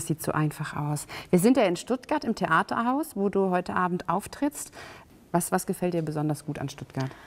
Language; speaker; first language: German; native; German